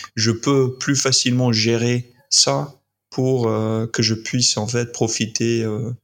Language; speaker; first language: French; non-native, fluent; English